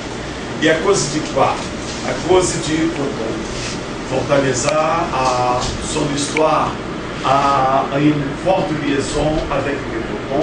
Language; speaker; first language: French; non-native, fluent; Portuguese